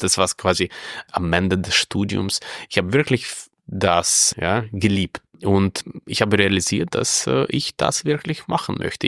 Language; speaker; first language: German; non-native, fluent; Russian